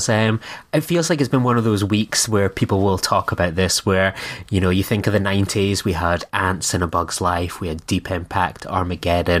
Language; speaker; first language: English; native; English